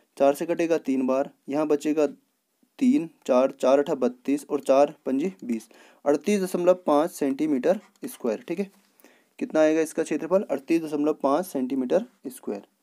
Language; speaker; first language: Hindi; native; Hindi